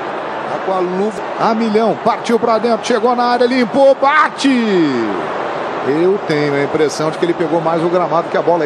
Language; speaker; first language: Portuguese; native; Portuguese